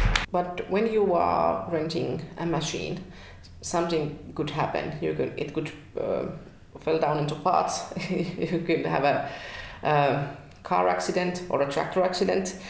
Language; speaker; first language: English; non-native, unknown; Finnish